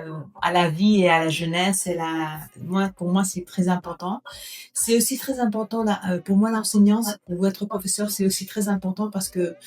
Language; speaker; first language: French; non-native, fluent; Spanish